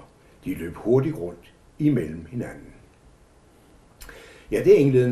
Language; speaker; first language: Danish; native; Danish